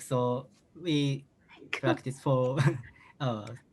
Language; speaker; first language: English; non-native, learner; Japanese